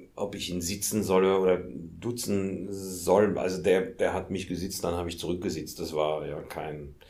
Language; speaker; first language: German; non-native, fluent; French